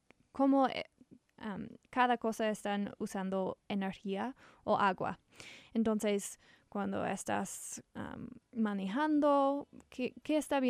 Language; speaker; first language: Spanish; non-native, learner; English